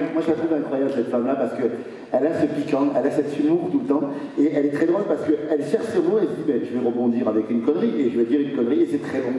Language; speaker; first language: French; native; French